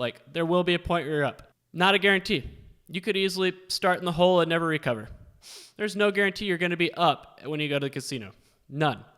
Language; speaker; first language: English; native; English